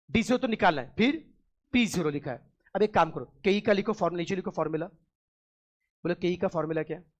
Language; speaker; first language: Hindi; non-native, local second language; Marathi